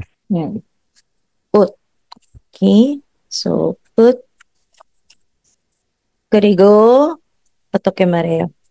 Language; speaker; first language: Korean; non-native, fluent; Filipino